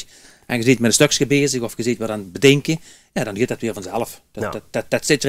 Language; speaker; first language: Dutch; native; Dutch